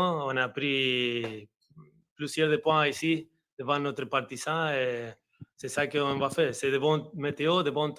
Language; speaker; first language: French; non-native, fluent; Spanish